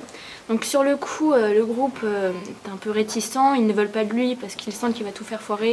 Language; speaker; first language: French; native; French